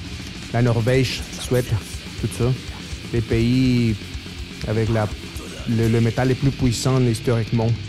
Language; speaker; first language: French; non-native, fluent; Spanish